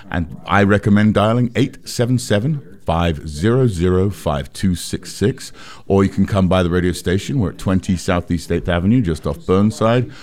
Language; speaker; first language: English; native; English